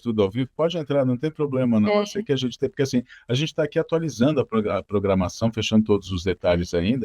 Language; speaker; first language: Portuguese; native; Portuguese